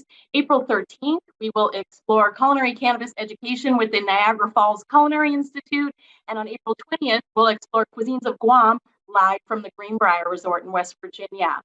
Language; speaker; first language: English; native; English